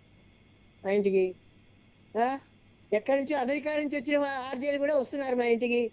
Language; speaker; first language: Telugu; native; Telugu